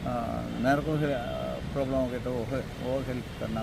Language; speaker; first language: Hindi; non-native, local second language; Malayalam